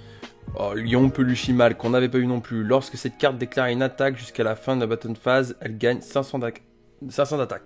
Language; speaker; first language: French; native; French